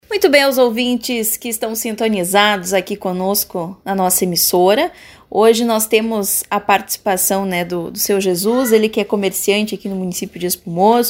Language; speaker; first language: Portuguese; native; Portuguese